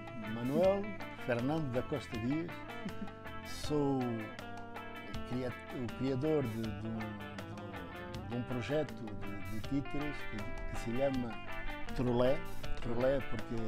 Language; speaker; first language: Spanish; non-native, learner; Portuguese